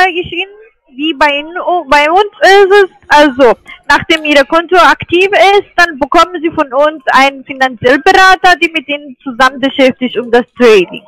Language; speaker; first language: German; non-native, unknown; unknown